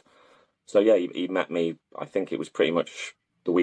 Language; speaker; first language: English; native; English